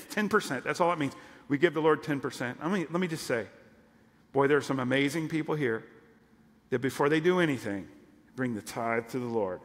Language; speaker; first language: English; native; English